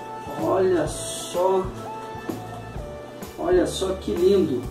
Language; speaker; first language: Portuguese; native; Portuguese